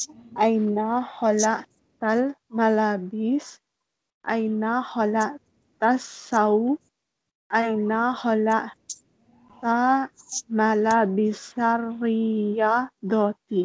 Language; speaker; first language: Arabic; non-native, learner; Malay